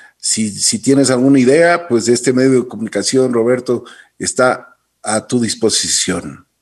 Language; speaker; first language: Spanish; native; Spanish